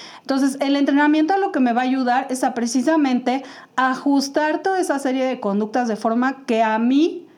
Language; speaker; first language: Spanish; native; Spanish